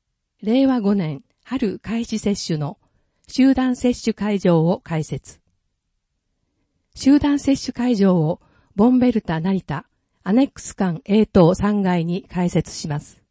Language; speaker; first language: Japanese; native; Japanese